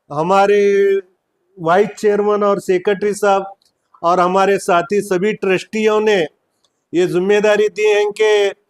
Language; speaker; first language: Hindi; non-native, local second language; Urdu